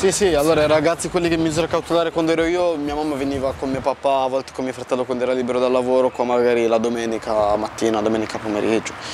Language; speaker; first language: Italian; early bilingual, other home language; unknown